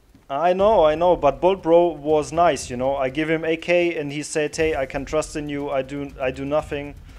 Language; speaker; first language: English; non-native, learner; German